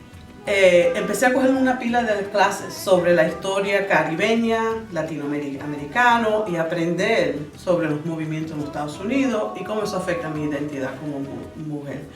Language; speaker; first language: Spanish; early bilingual, other home language; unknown